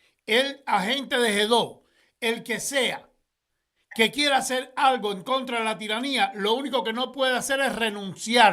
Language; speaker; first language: Spanish; native; Spanish